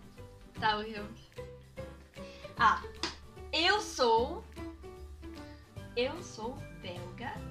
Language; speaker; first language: Portuguese; early bilingual, heritage; Portuguese